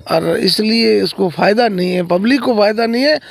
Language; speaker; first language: Hindi; native; Hindi